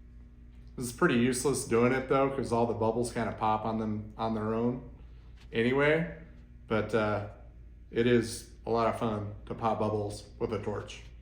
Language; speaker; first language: English; native; English